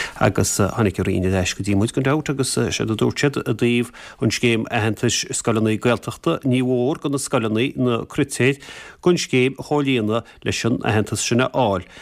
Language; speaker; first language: Irish; native; Irish